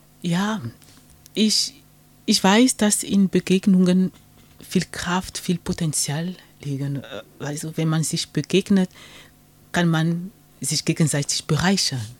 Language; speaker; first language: German; non-native, fluent; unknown